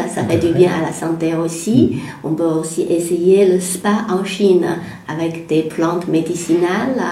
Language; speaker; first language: French; non-native, fluent; Chinese